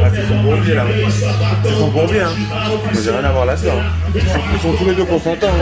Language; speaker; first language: French; native; French